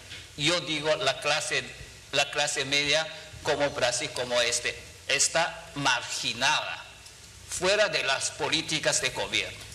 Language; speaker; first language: Spanish; non-native, fluent; Chinese